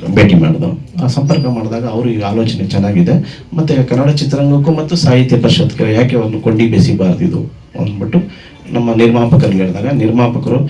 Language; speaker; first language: Kannada; native; Kannada